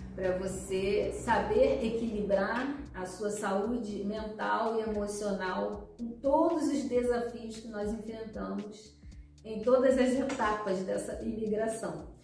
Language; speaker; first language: Portuguese; native; Portuguese